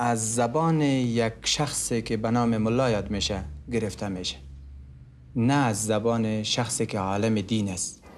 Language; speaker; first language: Persian; native; Persian